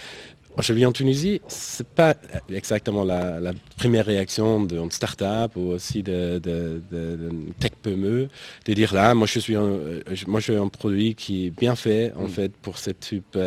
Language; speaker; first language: French; non-native, fluent; German